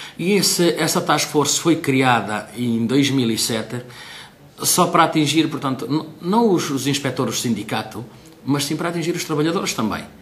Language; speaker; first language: Portuguese; native; Portuguese